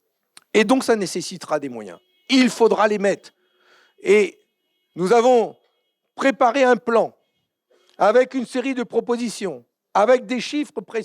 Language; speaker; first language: French; native; French